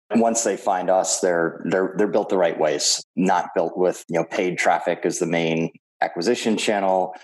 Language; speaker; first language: English; native; English